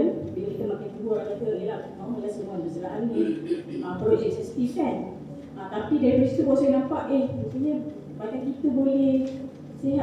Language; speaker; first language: Malay; native; Malay